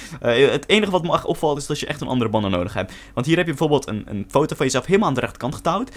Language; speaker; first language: Dutch; early bilingual, other home language; Turkish